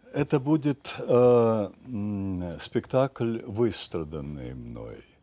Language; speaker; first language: Russian; native; Russian